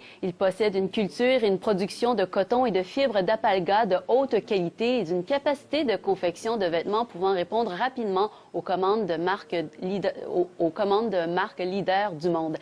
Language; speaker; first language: French; native; French